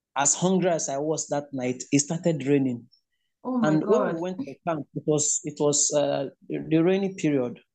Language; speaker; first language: English; non-native, local second language; Igbo